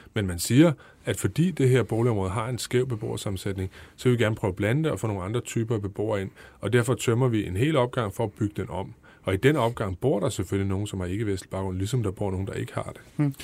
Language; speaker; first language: Danish; native; Danish